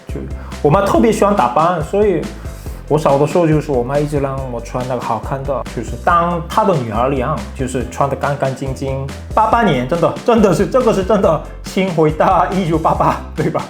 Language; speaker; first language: Chinese; non-native, fluent; Korean